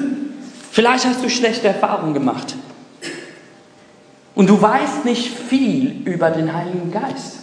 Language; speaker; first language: German; non-native, fluent; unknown